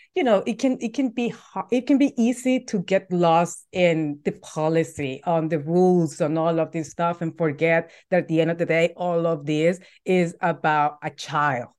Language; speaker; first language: English; non-native, fluent; Spanish